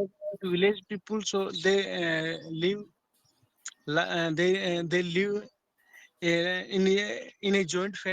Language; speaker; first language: English; non-native, learner; Hindi